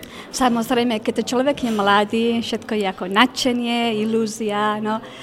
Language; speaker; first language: Slovak; non-native, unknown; Spanish